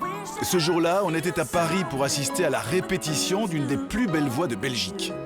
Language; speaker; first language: French; native; French